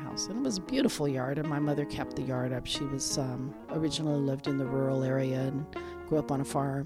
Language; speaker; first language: English; native; English